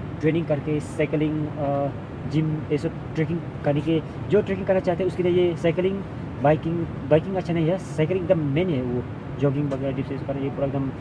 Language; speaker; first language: Hindi; non-native, local second language; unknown